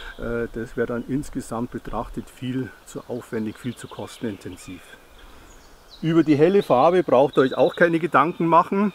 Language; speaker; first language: German; native; German